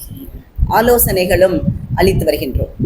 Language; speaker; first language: Tamil; native; Tamil